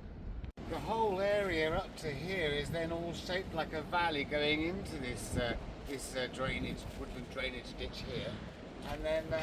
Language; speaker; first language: English; native; English